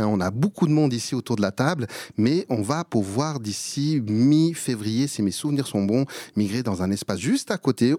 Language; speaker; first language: French; native; French